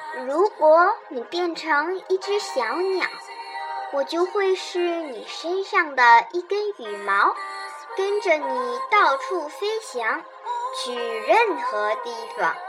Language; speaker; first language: Chinese; native; Chinese